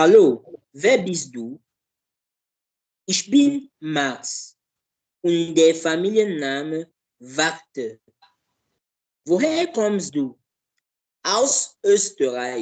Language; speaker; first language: German; non-native, learner; French